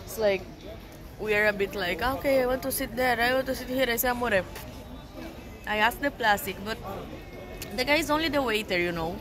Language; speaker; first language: English; non-native, learner; Portuguese